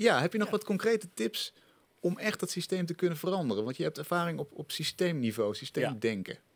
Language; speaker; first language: Dutch; native; Dutch